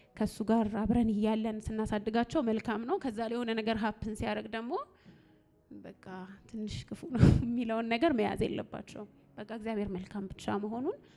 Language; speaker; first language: Amharic; native; Amharic